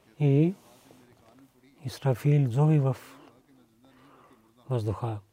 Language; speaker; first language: Bulgarian; non-native, learner; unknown